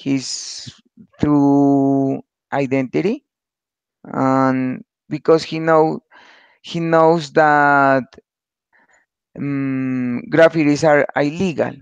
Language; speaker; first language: English; non-native, learner; Spanish